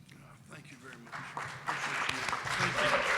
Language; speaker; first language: English; native; English